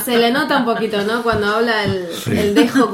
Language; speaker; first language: Spanish; native; Spanish